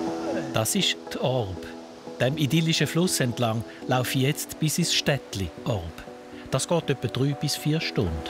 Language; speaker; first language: German; native; German